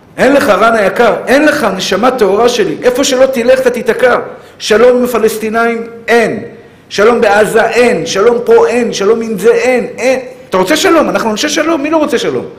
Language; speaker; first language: Hebrew; native; Hebrew